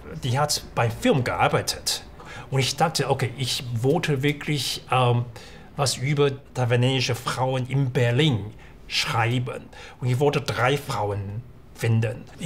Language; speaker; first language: German; non-native, fluent; Chinese